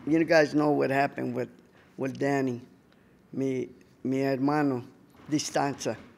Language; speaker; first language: English; early bilingual, other home language; Spanish